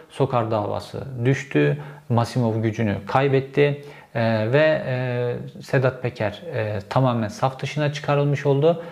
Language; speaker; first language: Turkish; native; Turkish